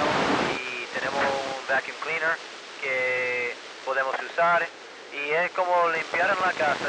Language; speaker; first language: Spanish; early bilingual, heritage; Spanish